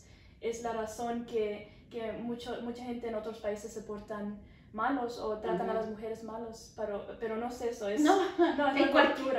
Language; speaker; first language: Spanish; early bilingual, heritage; Spanish